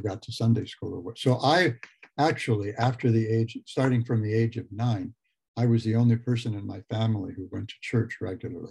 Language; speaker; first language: English; native; English